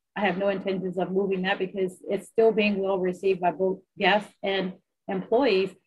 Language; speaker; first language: English; native; English